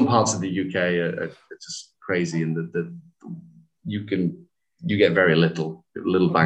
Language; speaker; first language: English; native; English